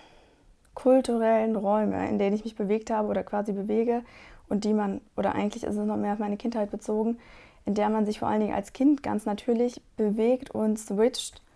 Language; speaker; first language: German; non-native, fluent; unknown